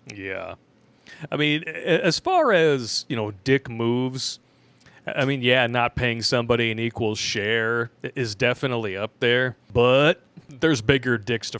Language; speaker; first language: English; native; English